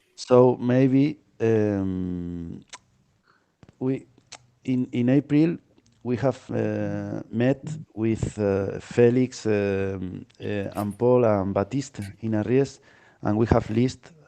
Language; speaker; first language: English; non-native, fluent; Spanish